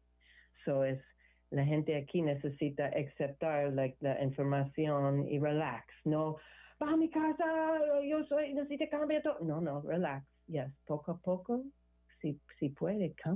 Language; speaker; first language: Spanish; non-native, learner; English